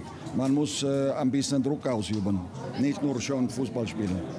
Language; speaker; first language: German; non-native, learner; Russian